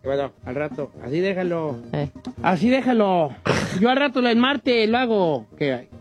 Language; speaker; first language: Spanish; native; Spanish